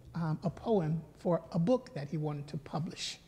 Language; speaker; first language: English; native; English